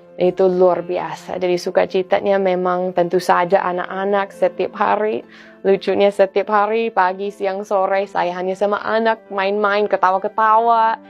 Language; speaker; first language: Indonesian; non-native, fluent; English